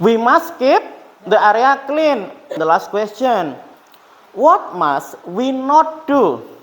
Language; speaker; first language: English; non-native, fluent; Indonesian